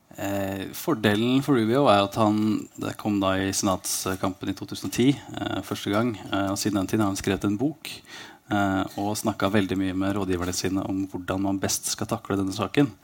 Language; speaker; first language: Norwegian; native; Norwegian